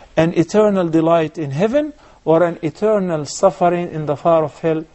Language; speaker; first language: English; non-native, fluent; Arabic